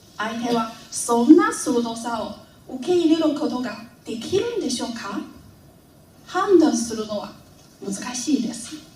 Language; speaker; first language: Japanese; non-native, fluent; Vietnamese